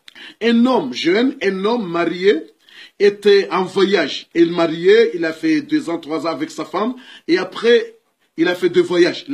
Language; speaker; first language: French; non-native, learner; Comorian